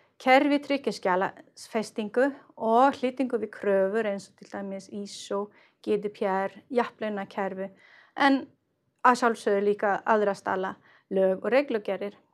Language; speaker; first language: Icelandic; non-native, fluent; Swedish